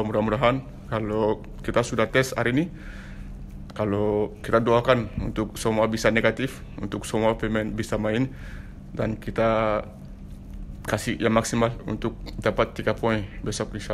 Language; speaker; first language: Indonesian; non-native, learner; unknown